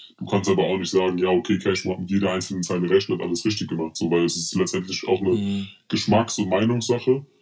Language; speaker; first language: German; early bilingual, other home language; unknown